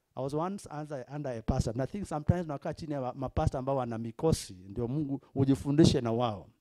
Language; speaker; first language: English; non-native, local second language; Swahili